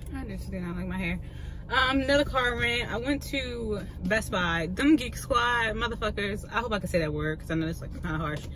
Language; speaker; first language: English; native; English